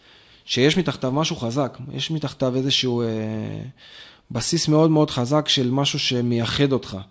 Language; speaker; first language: Hebrew; native; Hebrew